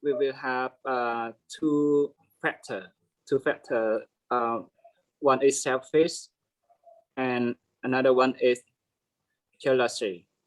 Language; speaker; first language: English; non-native, learner; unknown